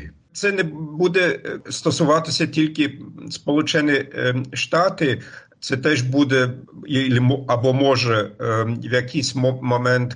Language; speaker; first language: Ukrainian; non-native, fluent; German